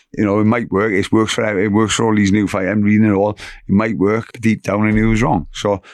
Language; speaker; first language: English; native; English